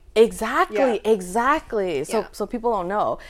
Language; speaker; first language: English; early bilingual, other home language; Vietnamese